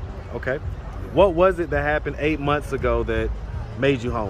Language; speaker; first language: English; native; English